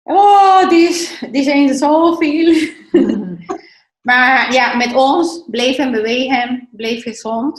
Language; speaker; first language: Dutch; non-native, learner; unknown